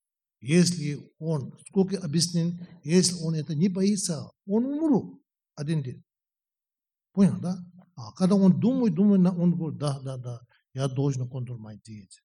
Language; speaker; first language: Russian; non-native, learner; Tibetan